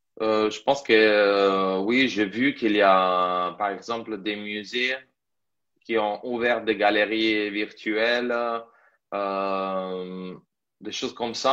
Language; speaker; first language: French; non-native, fluent; Italian